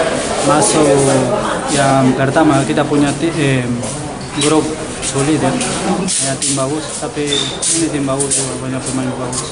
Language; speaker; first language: Indonesian; non-native, learner; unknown